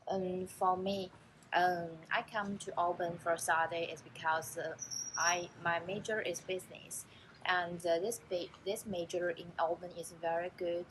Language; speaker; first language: English; non-native, learner; Chinese